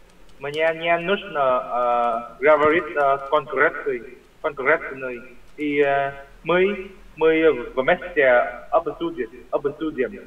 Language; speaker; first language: Russian; non-native, learner; Vietnamese